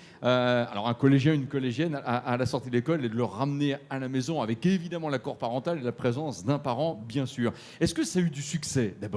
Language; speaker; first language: French; native; French